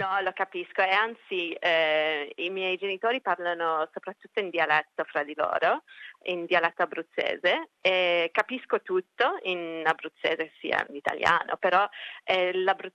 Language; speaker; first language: Italian; early bilingual, heritage; Italian